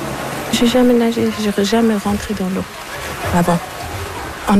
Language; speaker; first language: French; non-native, learner; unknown